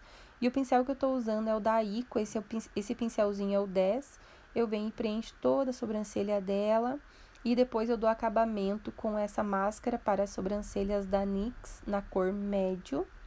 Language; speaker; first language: Portuguese; native; Portuguese